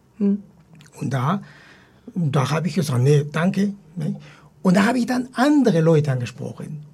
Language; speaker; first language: German; non-native, fluent; Spanish